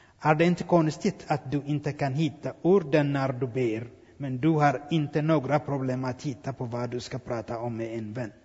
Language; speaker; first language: Swedish; non-native, fluent; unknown